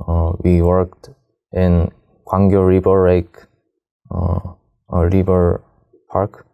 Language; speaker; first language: English; non-native, learner; Korean